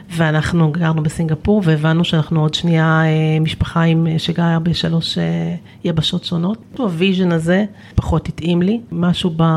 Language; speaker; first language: Hebrew; native; Hebrew